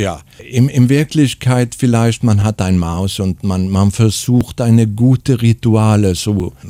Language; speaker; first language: German; non-native, fluent; Swedish